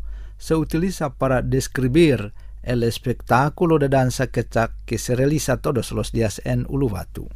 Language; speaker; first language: Spanish; non-native, fluent; Indonesian